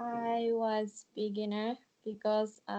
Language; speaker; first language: English; non-native, learner; Japanese